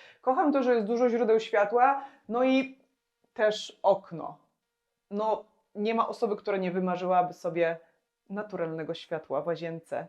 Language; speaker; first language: Polish; native; Polish